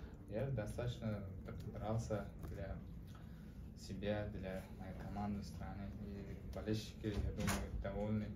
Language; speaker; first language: Russian; non-native, learner; Uzbek